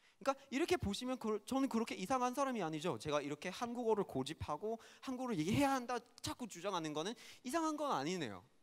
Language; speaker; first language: Korean; non-native, fluent; English